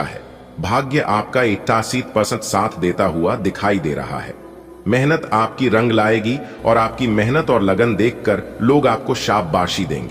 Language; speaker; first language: Hindi; native; Hindi